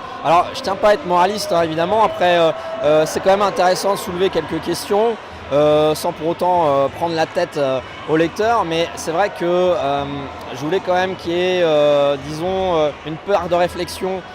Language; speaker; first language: French; native; French